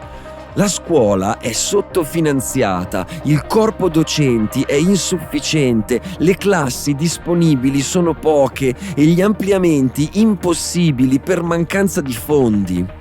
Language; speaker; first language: Italian; native; Italian